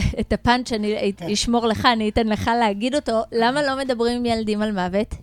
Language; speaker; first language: Hebrew; native; Hebrew